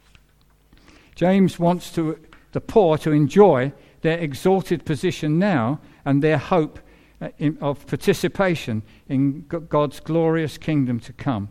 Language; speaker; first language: English; native; English